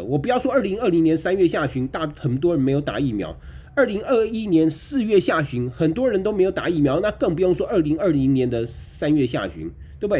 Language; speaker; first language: Chinese; native; Chinese